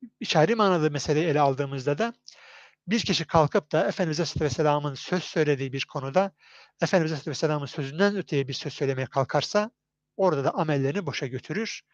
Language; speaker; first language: Turkish; native; Turkish